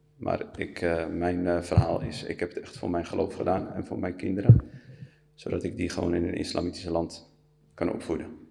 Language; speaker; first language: Dutch; early bilingual, other home language; Riffian